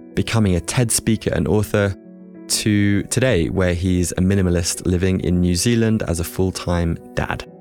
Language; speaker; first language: English; native; English